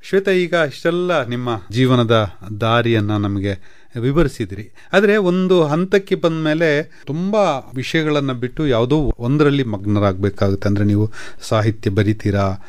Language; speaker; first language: Kannada; native; Kannada